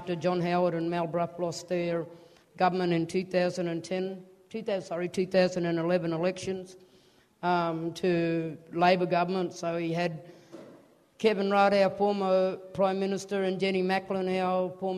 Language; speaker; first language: English; native; English